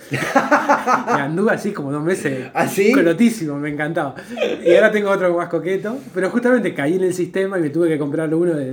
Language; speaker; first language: Spanish; native; Spanish